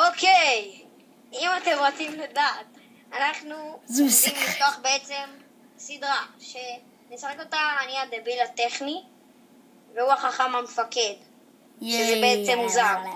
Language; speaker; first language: Hebrew; native; Hebrew